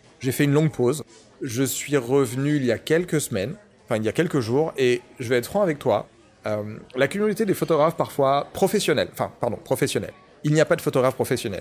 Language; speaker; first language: French; native; French